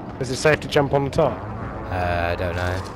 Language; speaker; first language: English; native; English